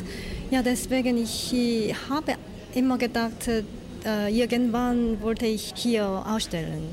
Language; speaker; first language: German; non-native, learner; Korean